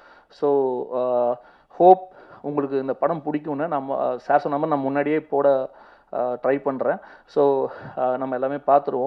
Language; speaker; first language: Tamil; native; Tamil